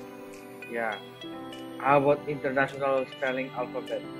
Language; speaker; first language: English; non-native, fluent; Indonesian